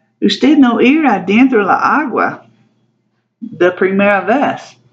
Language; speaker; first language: Spanish; non-native, learner; English